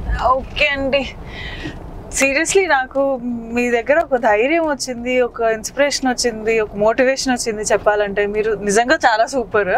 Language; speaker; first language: Telugu; native; Telugu